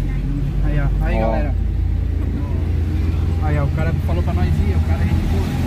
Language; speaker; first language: Portuguese; native; Portuguese